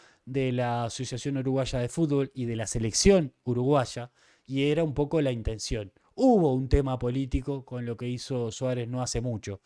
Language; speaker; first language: Spanish; native; Spanish